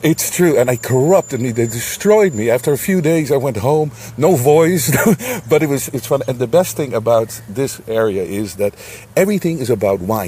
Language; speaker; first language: English; non-native, fluent; Dutch